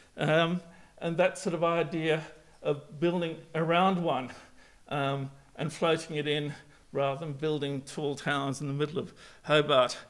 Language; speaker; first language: English; native; English